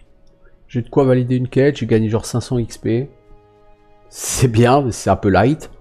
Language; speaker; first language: French; native; French